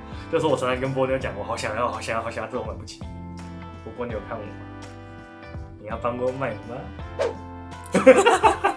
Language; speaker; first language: Chinese; native; Chinese